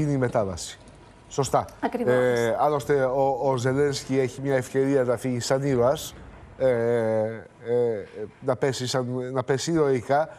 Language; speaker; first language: Greek; native; Greek